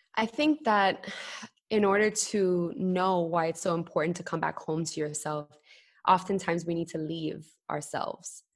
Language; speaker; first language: English; native; English